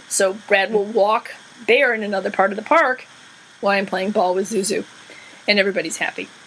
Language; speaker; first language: English; native; English